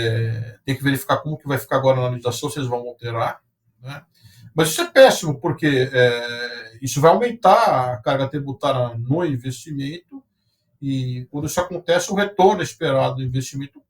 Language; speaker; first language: Portuguese; native; Portuguese